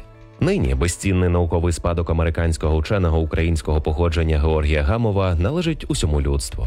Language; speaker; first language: Ukrainian; native; Ukrainian